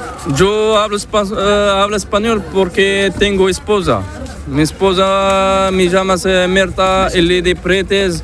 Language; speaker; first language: Spanish; non-native, learner; Arabic